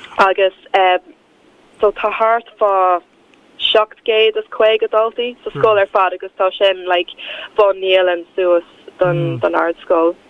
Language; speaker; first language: Irish; non-native, local second language; English